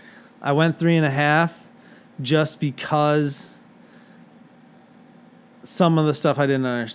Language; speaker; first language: English; native; English